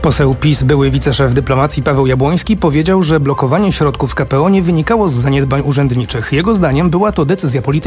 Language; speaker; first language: Polish; native; Polish